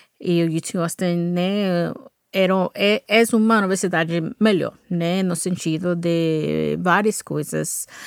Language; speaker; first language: Portuguese; non-native, fluent; English